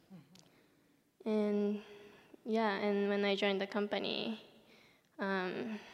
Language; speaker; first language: English; early bilingual, other home language; Japanese